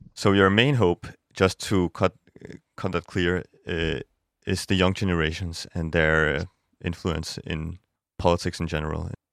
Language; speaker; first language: English; non-native, fluent; Danish